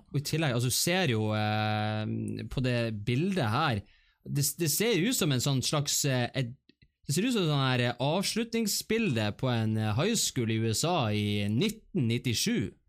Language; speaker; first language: Norwegian; native; Norwegian